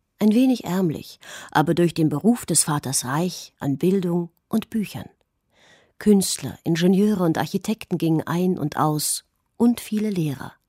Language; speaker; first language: German; native; German